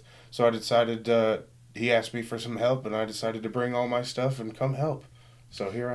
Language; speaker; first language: English; native; English